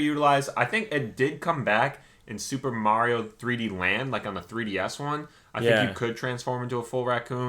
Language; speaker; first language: English; native; English